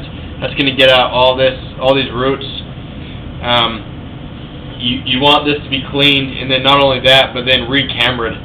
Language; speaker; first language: English; native; English